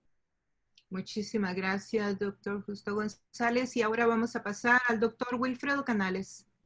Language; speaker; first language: Spanish; native; Spanish